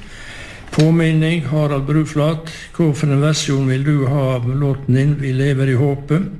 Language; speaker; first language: Norwegian; native; Norwegian